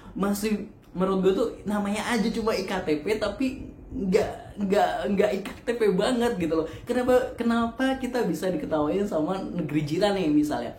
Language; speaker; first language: Indonesian; native; Indonesian